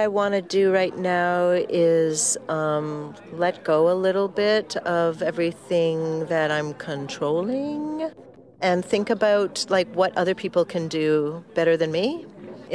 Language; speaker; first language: English; native; English